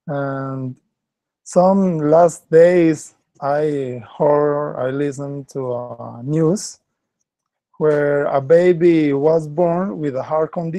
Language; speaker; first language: English; non-native, learner; Spanish